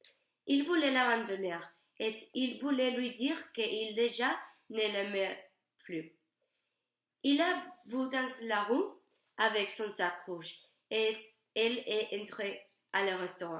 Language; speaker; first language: French; non-native, learner; Spanish